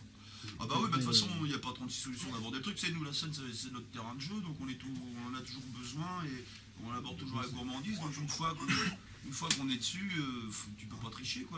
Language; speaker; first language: French; native; French